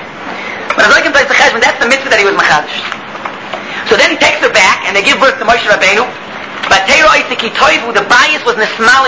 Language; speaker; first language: English; native; English